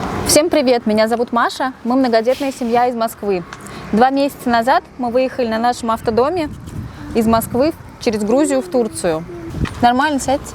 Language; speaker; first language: Russian; native; Russian